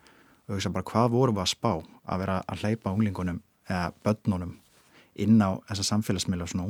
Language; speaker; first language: Icelandic; native; Icelandic